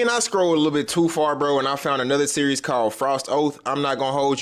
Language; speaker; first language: English; native; English